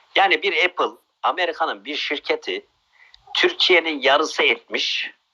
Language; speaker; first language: Turkish; native; Turkish